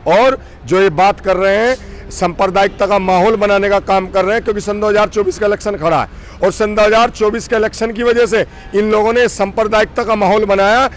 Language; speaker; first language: Hindi; native; Hindi